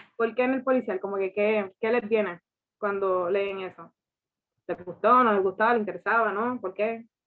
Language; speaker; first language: Spanish; early bilingual, heritage; Spanish